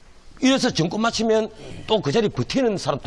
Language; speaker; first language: Korean; native; Korean